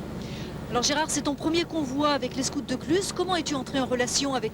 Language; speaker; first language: French; native; French